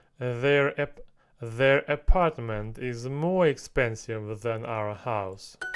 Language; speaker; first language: English; non-native, learner; Russian